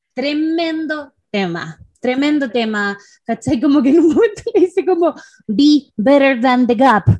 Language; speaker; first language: Spanish; native; Spanish